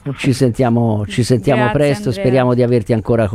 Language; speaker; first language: Italian; native; Italian